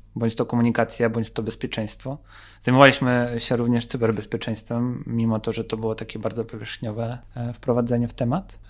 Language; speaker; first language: Polish; non-native, fluent; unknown